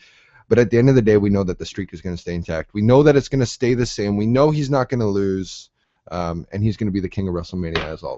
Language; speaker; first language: English; native; English